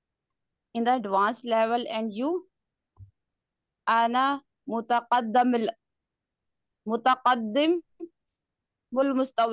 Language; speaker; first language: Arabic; non-native, learner; Urdu